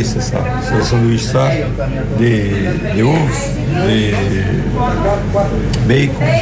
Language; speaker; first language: French; non-native, learner; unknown